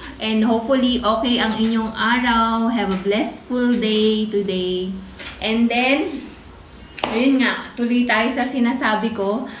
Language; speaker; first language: Filipino; native; Filipino